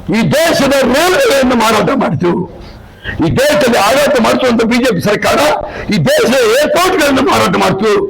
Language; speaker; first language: Kannada; non-native, local second language; Urdu